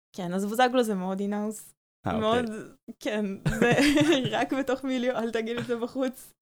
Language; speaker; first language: Hebrew; native; Hebrew